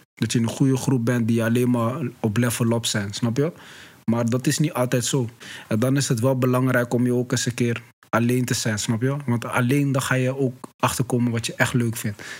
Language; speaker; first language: Dutch; early bilingual, other home language; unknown